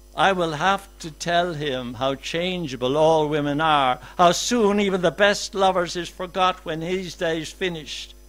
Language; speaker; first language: English; native; English